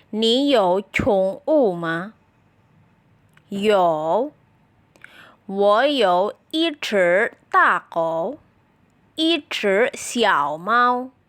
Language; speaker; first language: Chinese; non-native, fluent; Indonesian